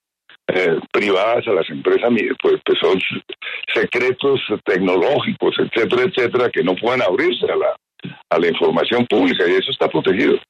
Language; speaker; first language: Spanish; native; Spanish